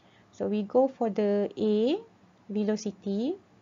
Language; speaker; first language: English; non-native, local second language; Malay